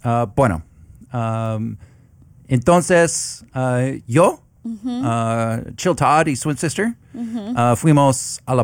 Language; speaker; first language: Spanish; non-native, learner; English